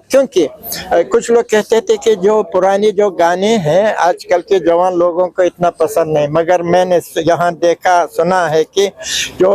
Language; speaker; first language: Hindi; non-native, fluent; Uzbek